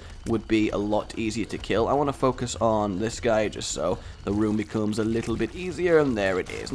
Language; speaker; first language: English; native; English